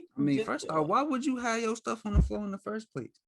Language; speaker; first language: English; native; English